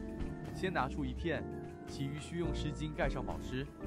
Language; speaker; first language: Chinese; native; Chinese